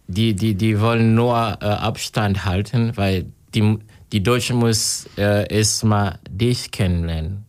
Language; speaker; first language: German; non-native, learner; Kinyarwanda